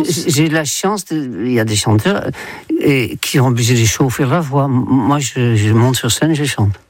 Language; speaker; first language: French; native; French